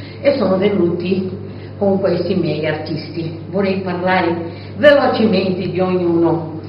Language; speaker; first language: Italian; non-native, fluent; Portuguese